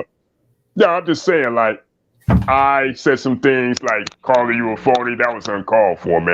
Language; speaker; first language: English; native; English